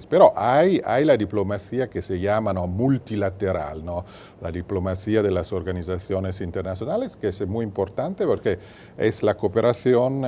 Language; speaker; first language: Spanish; non-native, fluent; Italian